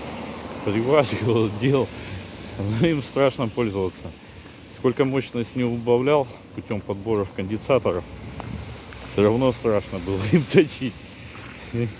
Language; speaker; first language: Russian; native; Russian